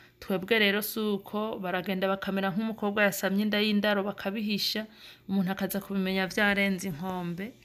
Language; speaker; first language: Rundi; early bilingual, heritage; Rundi